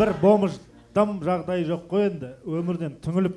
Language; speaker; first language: Kazakh; native; Kazakh